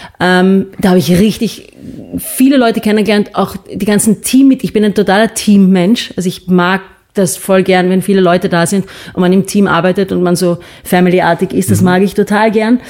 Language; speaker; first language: German; early bilingual, other home language; English